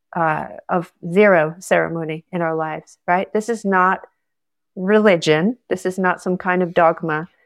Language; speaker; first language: English; native; English